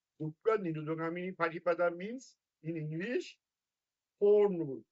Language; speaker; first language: English; non-native, fluent; Bangla